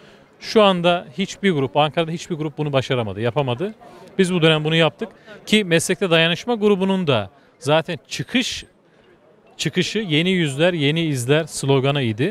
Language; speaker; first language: Turkish; native; Turkish